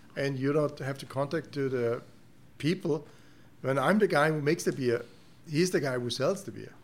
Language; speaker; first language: English; non-native, fluent; German